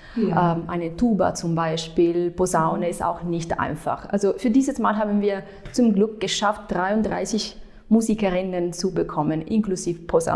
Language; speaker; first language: German; non-native, fluent; Italian